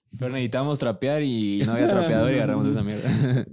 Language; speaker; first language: Spanish; native; Spanish